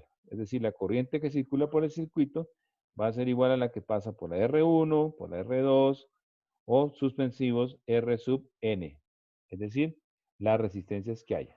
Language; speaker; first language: Spanish; native; Spanish